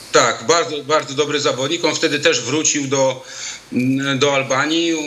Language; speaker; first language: Polish; native; Polish